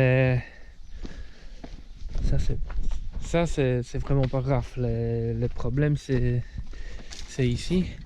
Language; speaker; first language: French; non-native, fluent; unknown